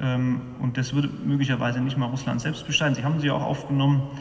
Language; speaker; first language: German; native; German